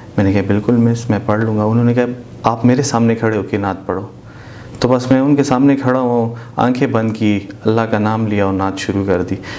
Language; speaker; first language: Urdu; native; Urdu